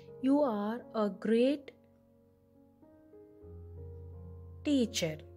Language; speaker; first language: English; non-native, local second language; Kannada